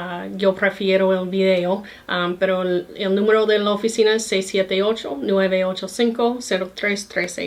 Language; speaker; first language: Spanish; non-native, fluent; English